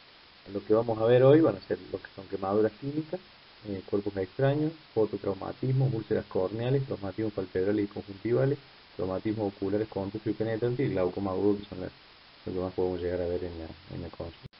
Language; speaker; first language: Spanish; native; Spanish